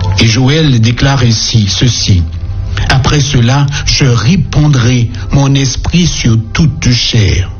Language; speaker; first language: French; native; French